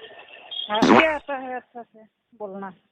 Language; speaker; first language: Hindi; non-native, local second language; Assamese